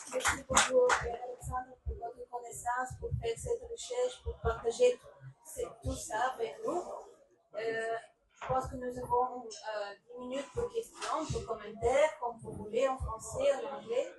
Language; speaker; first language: French; non-native, learner; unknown